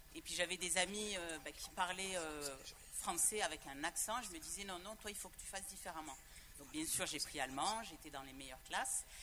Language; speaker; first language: French; native; French